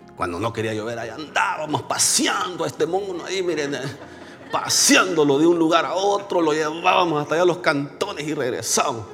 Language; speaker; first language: Spanish; native; Spanish